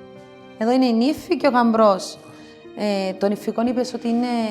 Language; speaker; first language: Greek; native; Greek